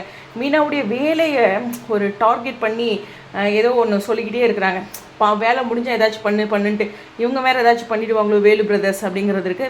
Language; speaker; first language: Tamil; native; Tamil